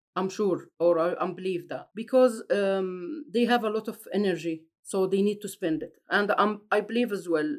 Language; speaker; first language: English; non-native, fluent; Arabic